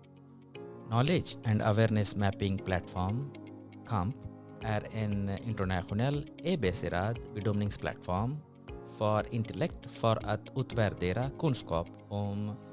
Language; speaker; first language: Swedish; non-native, fluent; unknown